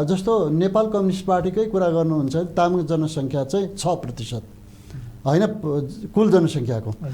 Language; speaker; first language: Nepali; non-native, local second language; Eastern Tamang